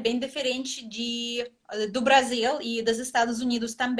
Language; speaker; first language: Portuguese; non-native, fluent; Russian